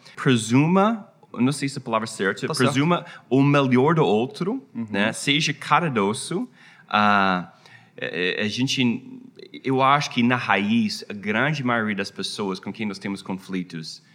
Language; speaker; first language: Portuguese; non-native, fluent; English